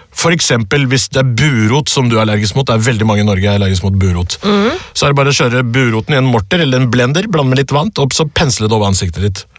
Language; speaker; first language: Norwegian; early bilingual, other home language; Urdu